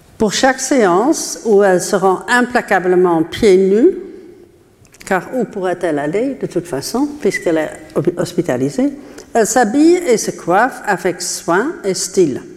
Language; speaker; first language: French; non-native, fluent; Dutch